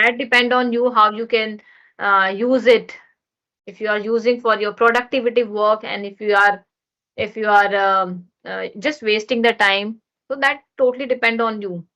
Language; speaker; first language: English; non-native, learner; Hindi